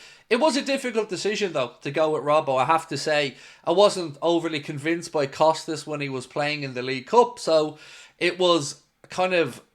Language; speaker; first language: English; native; English